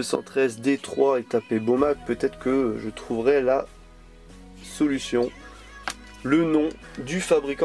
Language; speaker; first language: French; native; French